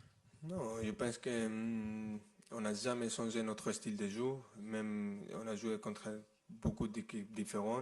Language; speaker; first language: French; non-native, fluent; Spanish